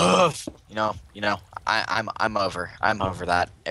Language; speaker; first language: English; native; English